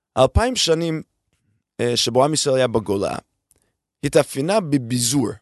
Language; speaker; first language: Hebrew; non-native, fluent; English